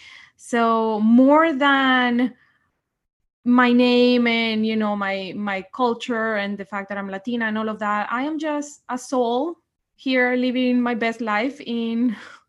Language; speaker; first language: English; non-native, fluent; Spanish